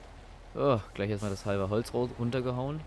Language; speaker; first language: German; native; German